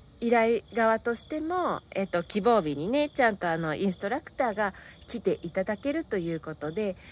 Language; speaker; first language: Japanese; native; Japanese